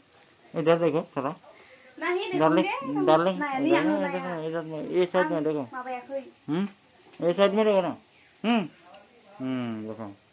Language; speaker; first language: Hindi; non-native, local second language; Bodo